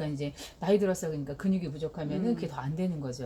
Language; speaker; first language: Korean; native; Korean